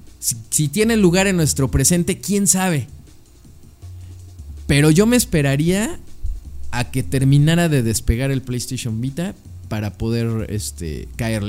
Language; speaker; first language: Spanish; native; Spanish